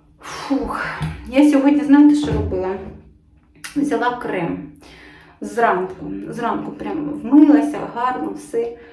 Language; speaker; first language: Ukrainian; non-native, local second language; Russian